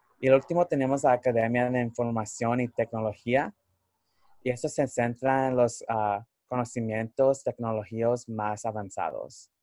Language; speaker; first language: Spanish; early bilingual, heritage; Spanish